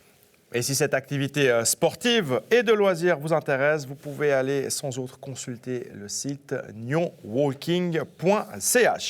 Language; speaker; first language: French; native; French